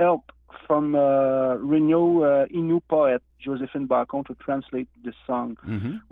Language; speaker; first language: English; non-native, learner; Innu-aimun